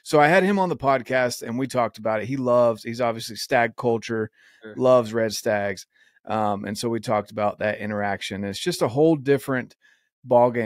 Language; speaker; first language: English; native; English